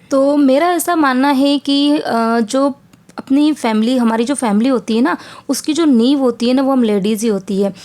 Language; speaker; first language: Hindi; native; Hindi